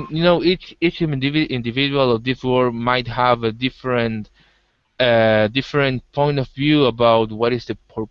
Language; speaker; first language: English; non-native, learner; Spanish